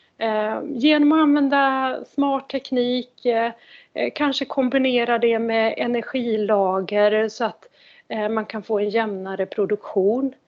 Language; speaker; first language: Swedish; native; Swedish